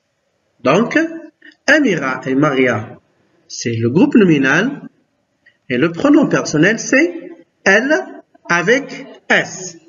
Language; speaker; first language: French; non-native, local second language; Arabic